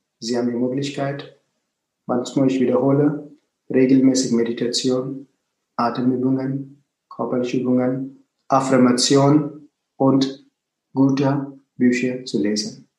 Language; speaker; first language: German; non-native, fluent; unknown